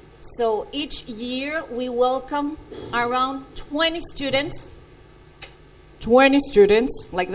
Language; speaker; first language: English; non-native, fluent; Spanish